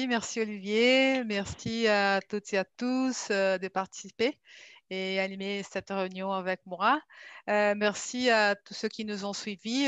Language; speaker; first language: French; non-native, fluent; Portuguese